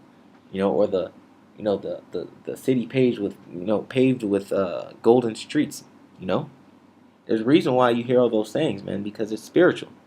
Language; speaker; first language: English; native; English